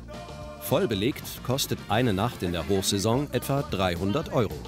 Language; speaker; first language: German; native; German